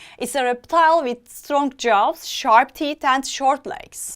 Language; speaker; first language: English; non-native, fluent; Turkish